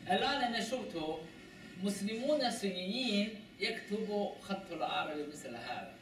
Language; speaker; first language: Arabic; non-native, learner; Chinese